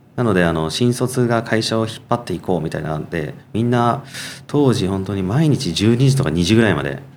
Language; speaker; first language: Japanese; native; Japanese